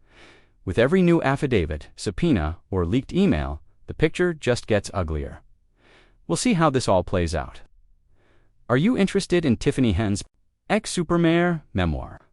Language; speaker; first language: English; native; English